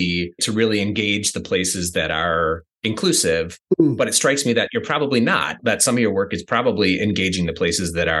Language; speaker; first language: English; native; English